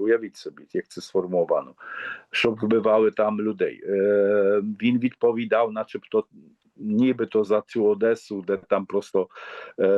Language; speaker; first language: Polish; non-native, learner; Ukrainian